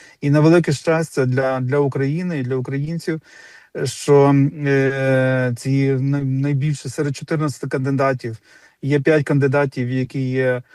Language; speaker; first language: Ukrainian; native; Ukrainian